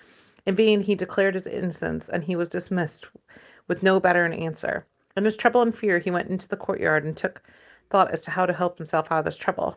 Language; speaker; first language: English; native; English